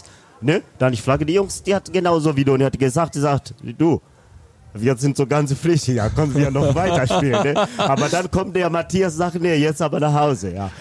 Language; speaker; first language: German; non-native, learner; Swahili